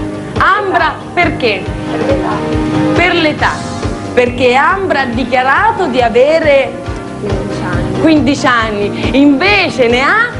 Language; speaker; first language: Italian; native; Italian